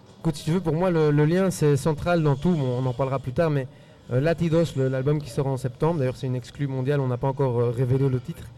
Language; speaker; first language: French; early bilingual, other home language; Spanish